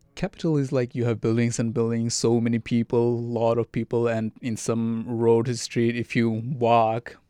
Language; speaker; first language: English; non-native, fluent; Arabic